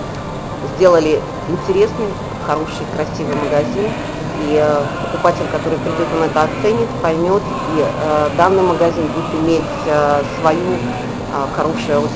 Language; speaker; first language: Russian; native; Russian